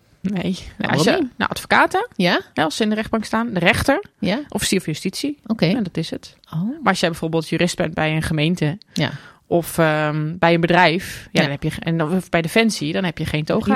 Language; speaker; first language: Dutch; native; Dutch